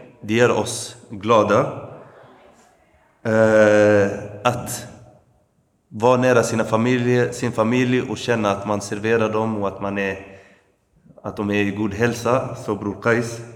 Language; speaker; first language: Swedish; early bilingual, other home language; Arabic